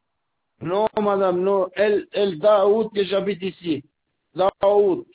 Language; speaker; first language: French; non-native, learner; Albanian